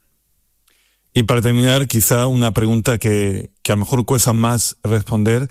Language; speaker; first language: Spanish; native; Spanish